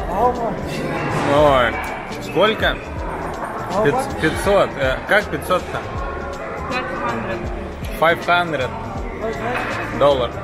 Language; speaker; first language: Russian; native; Russian